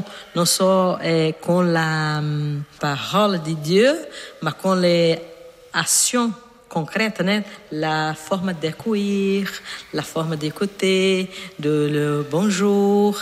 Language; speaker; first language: French; non-native, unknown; Portuguese